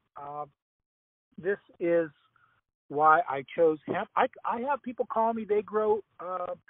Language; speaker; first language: English; native; English